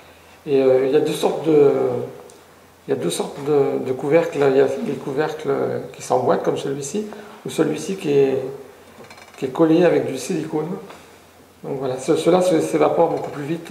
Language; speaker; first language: French; native; French